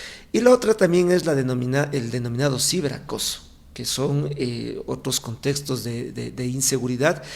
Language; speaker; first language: Spanish; native; Spanish